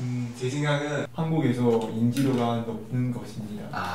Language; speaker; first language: Korean; non-native, learner; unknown